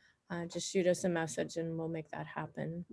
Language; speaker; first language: English; native; English